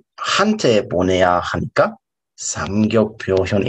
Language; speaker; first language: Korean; non-native, fluent; German